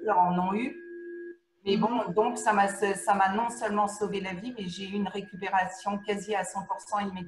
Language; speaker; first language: French; native; French